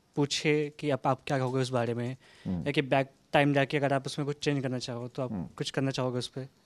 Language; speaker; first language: Hindi; native; Hindi